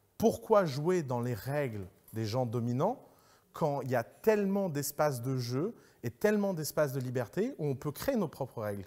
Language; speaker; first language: French; early bilingual, other home language; Arabic